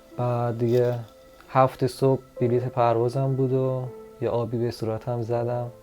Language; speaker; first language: Persian; non-native, local second language; Azerbaijani